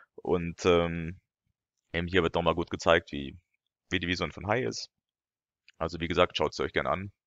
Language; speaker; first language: German; non-native, fluent; French